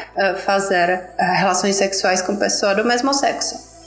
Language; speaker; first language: Portuguese; non-native, fluent; Czech